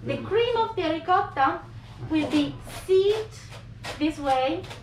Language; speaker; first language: English; non-native, learner; Italian